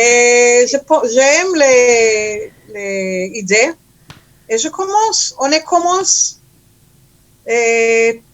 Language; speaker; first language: French; non-native, learner; Hebrew